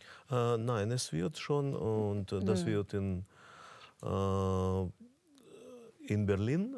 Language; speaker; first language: German; non-native, fluent; Russian